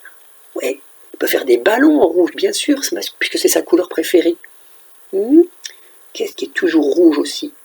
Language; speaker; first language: French; native; French